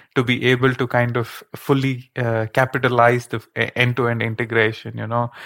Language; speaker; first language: English; non-native, local second language; Kannada